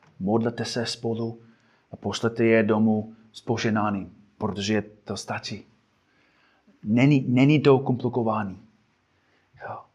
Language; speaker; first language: Czech; non-native, fluent; English